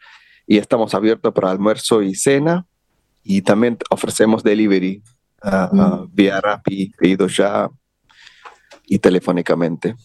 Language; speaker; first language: Spanish; non-native, fluent; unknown